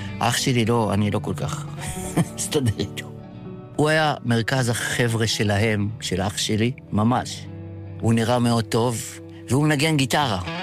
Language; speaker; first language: Hebrew; early bilingual, other home language; Yiddish